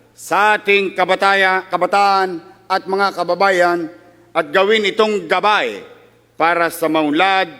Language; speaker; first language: Filipino; native; Filipino